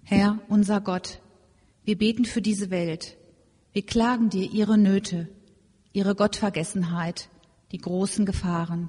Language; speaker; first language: German; native; German